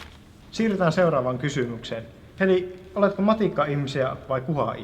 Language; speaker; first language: Finnish; native; Finnish